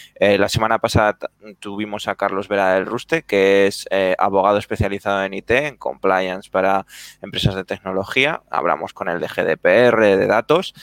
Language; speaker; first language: Spanish; native; Spanish